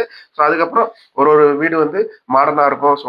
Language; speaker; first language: Tamil; native; Tamil